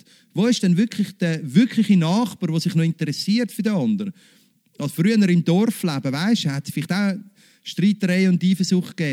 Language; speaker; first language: German; native; German